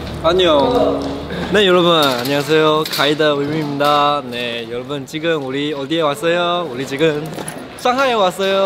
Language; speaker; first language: Korean; non-native, fluent; Chinese